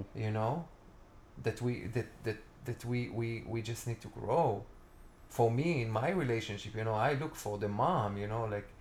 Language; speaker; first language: English; non-native, fluent; Hebrew